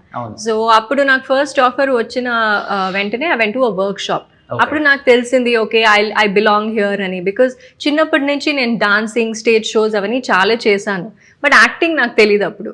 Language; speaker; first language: Telugu; non-native, local second language; Tamil